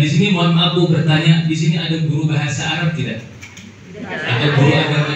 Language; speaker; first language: Indonesian; native; Indonesian